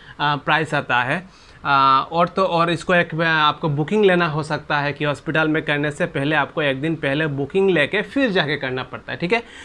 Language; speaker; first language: Hindi; non-native, local second language; Bangla